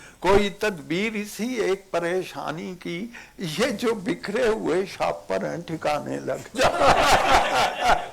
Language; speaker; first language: Urdu; non-native, local second language; Punjabi